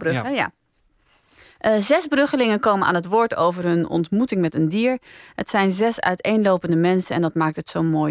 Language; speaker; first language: Dutch; native; Dutch